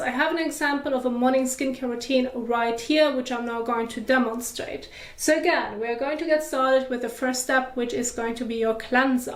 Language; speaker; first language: English; non-native, fluent; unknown